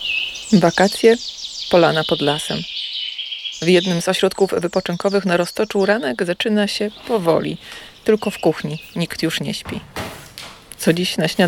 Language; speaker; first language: Polish; native; Polish